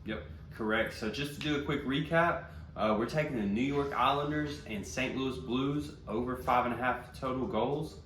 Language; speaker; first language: English; native; English